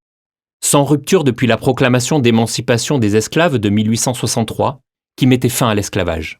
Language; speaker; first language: French; native; French